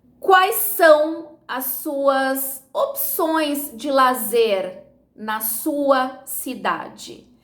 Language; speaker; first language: Portuguese; native; Portuguese